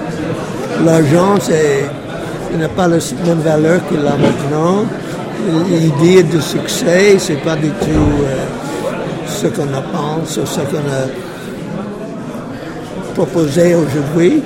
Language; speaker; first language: French; non-native, fluent; English